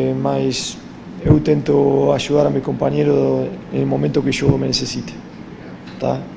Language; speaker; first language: Portuguese; non-native, fluent; Spanish